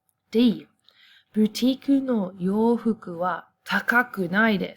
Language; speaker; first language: Japanese; non-native, fluent; English